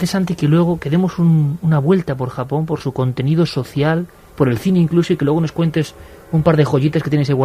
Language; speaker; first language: Spanish; native; Spanish